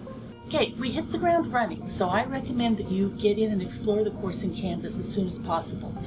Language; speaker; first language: English; native; English